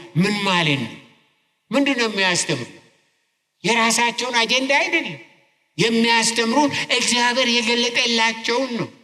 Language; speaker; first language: Amharic; non-native, local second language; Oromo